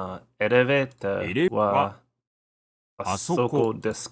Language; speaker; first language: Japanese; non-native, learner; English